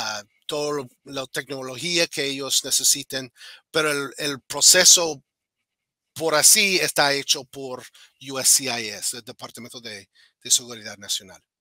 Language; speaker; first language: Spanish; non-native, fluent; English